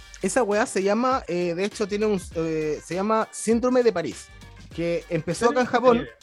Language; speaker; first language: Spanish; native; Spanish